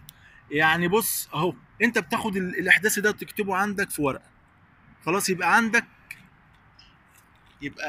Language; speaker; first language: Arabic; native; Arabic